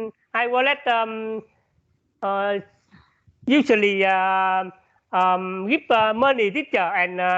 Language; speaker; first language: English; non-native, learner; Vietnamese